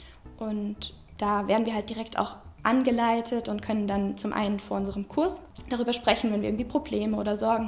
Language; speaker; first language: German; native; German